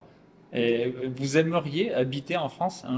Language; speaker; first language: French; native; French